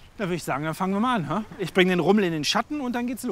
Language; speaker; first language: German; native; German